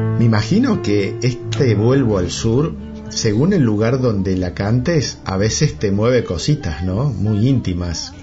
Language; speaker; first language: Spanish; native; Spanish